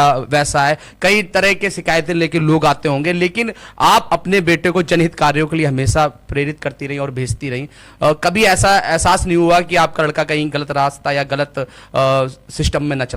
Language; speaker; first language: Hindi; native; Hindi